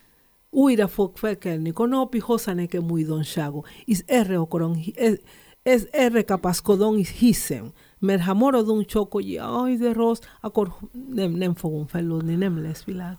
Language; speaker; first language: Hungarian; non-native, fluent; Spanish